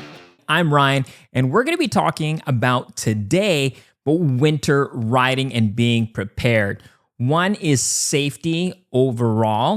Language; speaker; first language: English; native; English